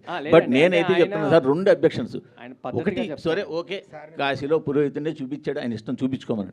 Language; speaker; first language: Telugu; native; Telugu